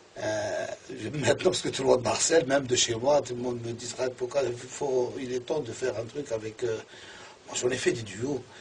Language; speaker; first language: French; non-native, local second language; Arabic